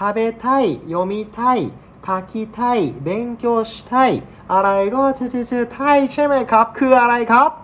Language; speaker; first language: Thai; non-native, learner; Japanese